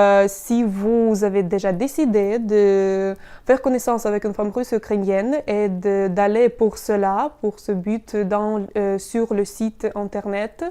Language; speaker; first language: French; non-native, fluent; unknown